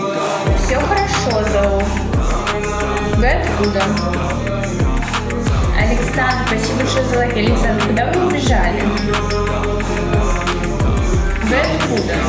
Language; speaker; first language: Russian; native; Russian